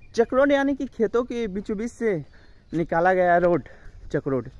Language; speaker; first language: Hindi; non-native, local second language; Bhojpuri